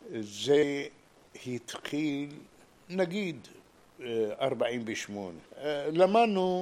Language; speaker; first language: Hebrew; non-native, fluent; Arabic